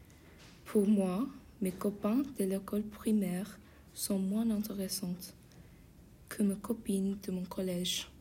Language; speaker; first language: French; non-native, learner; English